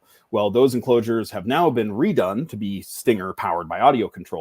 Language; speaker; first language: English; native; English